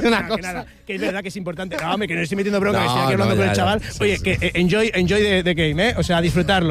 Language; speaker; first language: Spanish; native; Spanish